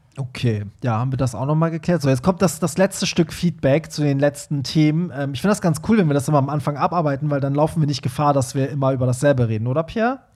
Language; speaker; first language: German; early bilingual, other home language; Persian